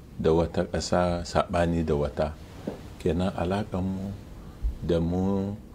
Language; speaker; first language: Hausa; non-native, local second language; Arabic